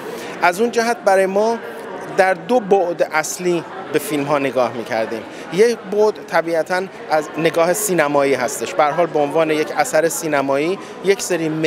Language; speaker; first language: Persian; native; Persian